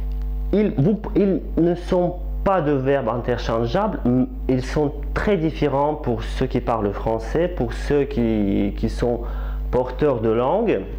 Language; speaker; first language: French; non-native, fluent; Russian